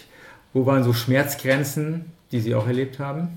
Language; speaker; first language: German; native; German